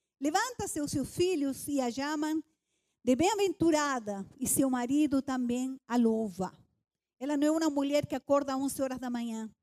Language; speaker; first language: Portuguese; non-native, fluent; Spanish